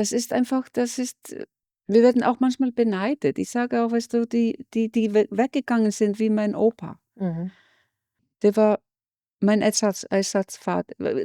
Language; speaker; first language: German; non-native, fluent; Icelandic